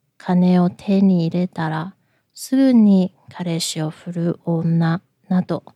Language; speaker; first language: Japanese; non-native, fluent; Chinese